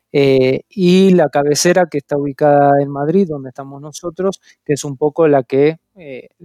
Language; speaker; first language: Spanish; native; Spanish